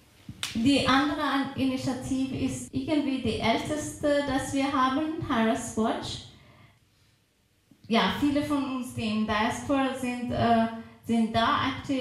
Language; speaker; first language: German; non-native, fluent; Persian